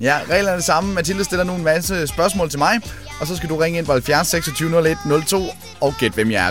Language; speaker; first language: Danish; native; Danish